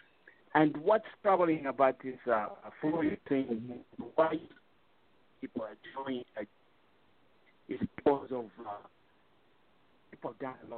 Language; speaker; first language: English; non-native, local second language; Bemba